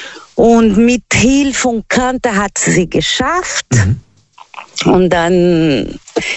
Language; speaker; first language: German; non-native, learner; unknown